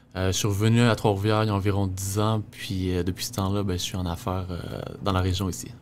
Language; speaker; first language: French; native; French